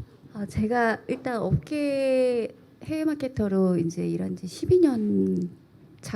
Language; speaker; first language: Korean; native; Korean